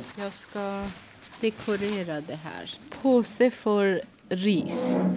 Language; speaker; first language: Swedish; non-native, fluent; Persian